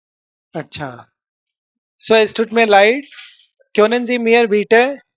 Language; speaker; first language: German; non-native, fluent; Hindi